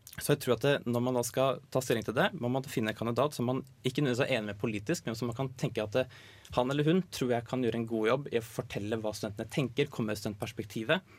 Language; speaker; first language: Norwegian; native; Norwegian